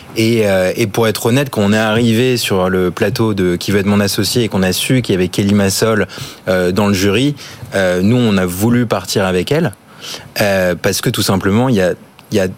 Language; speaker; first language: French; early bilingual, other home language; English